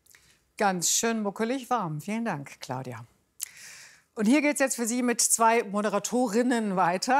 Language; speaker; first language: German; native; German